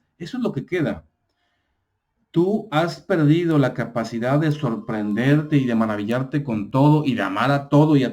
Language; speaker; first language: Spanish; native; Spanish